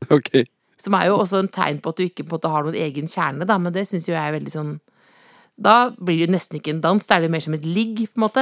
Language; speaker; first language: Norwegian; native; Norwegian